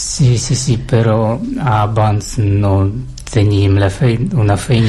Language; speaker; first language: Catalan; non-native, learner; Russian